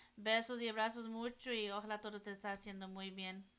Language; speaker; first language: Spanish; non-native, learner; English